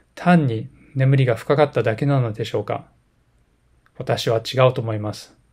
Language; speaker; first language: Japanese; native; Japanese